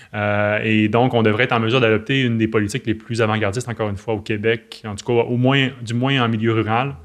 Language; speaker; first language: French; native; French